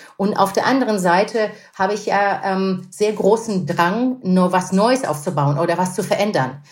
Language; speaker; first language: German; non-native, fluent; Russian